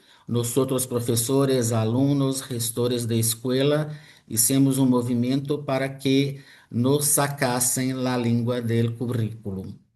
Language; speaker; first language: Spanish; non-native, fluent; Portuguese